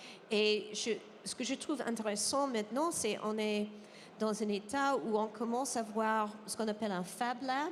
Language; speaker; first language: French; non-native, fluent; English